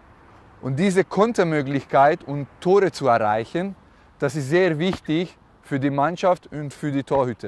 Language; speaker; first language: German; non-native, learner; Hungarian